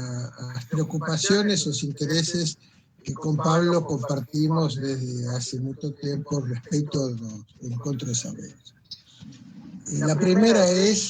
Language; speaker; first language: Portuguese; non-native, fluent; Spanish